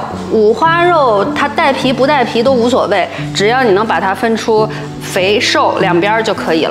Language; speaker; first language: Chinese; native; Chinese